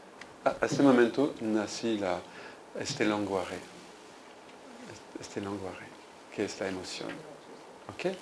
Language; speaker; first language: Spanish; non-native, fluent; French